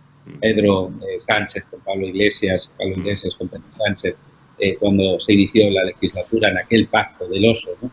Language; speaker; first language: Spanish; native; Spanish